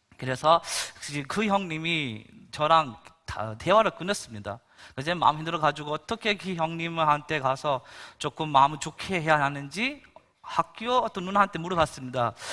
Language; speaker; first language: Korean; non-native, fluent; Bangla